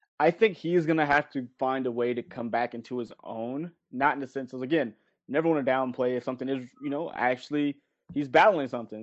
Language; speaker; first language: English; native; English